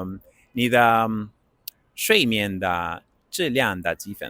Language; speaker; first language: Chinese; non-native, learner; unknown